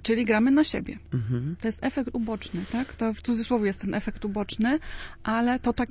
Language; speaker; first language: Polish; native; Polish